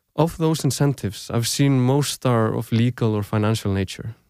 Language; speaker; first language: English; non-native, fluent; Icelandic